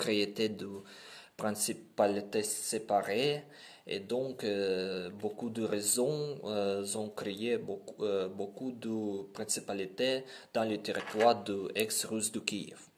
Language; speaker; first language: French; non-native, learner; Ukrainian